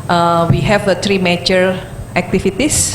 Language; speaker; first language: English; non-native, fluent; Indonesian